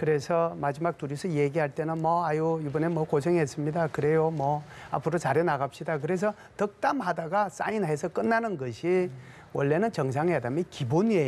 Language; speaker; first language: Korean; native; Korean